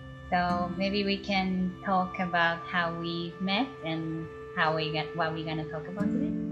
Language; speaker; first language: English; non-native, learner; Japanese